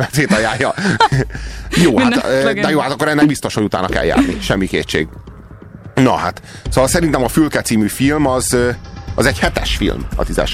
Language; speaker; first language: Hungarian; native; Hungarian